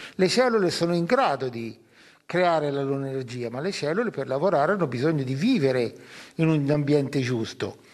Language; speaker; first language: Italian; native; Italian